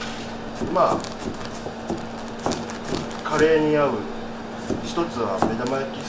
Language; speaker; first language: Japanese; native; Japanese